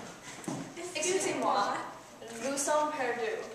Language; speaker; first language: French; non-native, learner; English